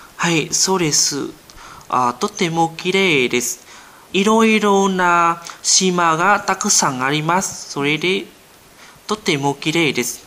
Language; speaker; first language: Japanese; non-native, learner; Vietnamese